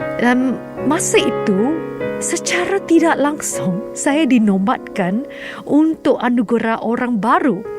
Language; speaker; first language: Malay; non-native, local second language; Chinese